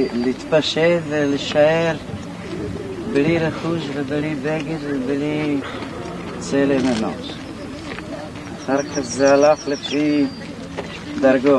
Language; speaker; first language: Hebrew; non-native, fluent; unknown